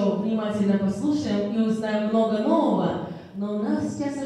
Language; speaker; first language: Russian; native; Russian